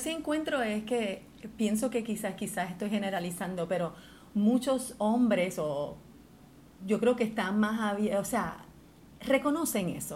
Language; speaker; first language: Spanish; early bilingual, heritage; Spanish